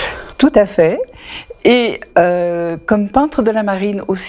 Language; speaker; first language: French; native; French